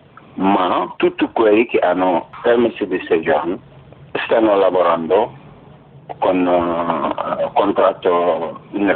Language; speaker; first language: Italian; non-native, fluent; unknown